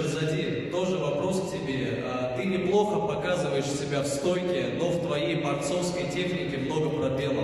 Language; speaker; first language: Russian; native; Russian